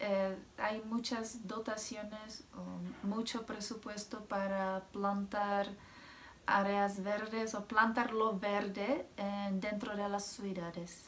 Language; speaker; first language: Spanish; non-native, fluent; Czech